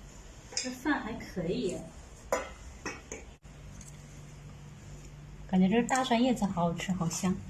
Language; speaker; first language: Chinese; native; Chinese